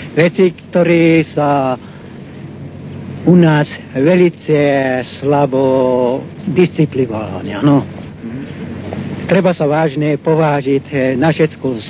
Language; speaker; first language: Slovak; non-native, local second language; Hungarian